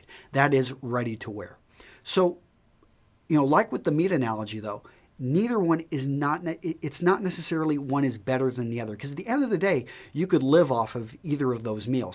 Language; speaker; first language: English; native; English